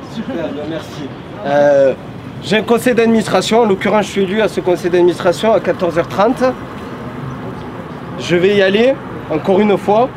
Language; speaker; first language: French; native; French